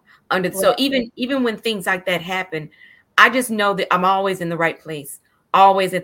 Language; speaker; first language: English; native; English